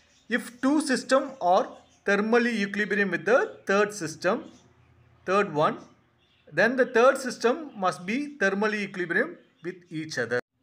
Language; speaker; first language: English; non-native, local second language; Tamil